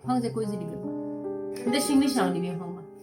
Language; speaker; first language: Chinese; non-native, fluent; Urdu